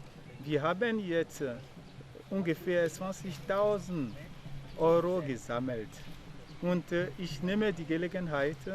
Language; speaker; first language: German; non-native, fluent; Ewe